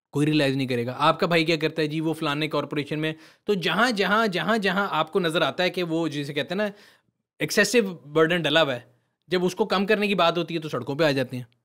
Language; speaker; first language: Urdu; native; Urdu